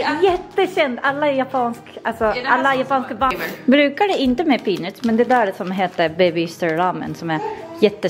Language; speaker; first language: Swedish; non-native, learner; Japanese